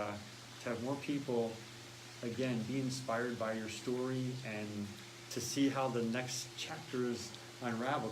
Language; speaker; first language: English; native; English